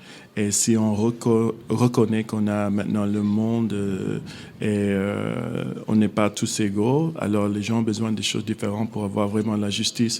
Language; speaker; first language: French; non-native, fluent; English